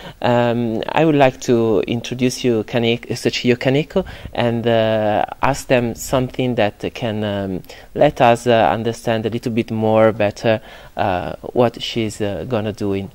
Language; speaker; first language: English; non-native, fluent; Italian